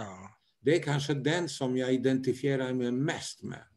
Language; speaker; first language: Swedish; non-native, fluent; Polish